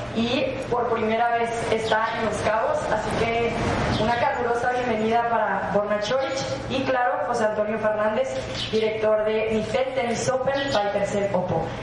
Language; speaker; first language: Spanish; native; Spanish